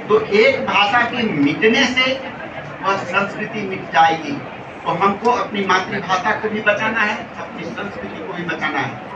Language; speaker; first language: Hindi; native; Hindi